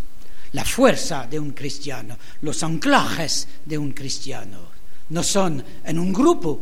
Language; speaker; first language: Spanish; non-native, fluent; French